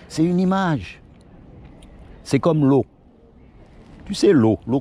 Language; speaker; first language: French; native; French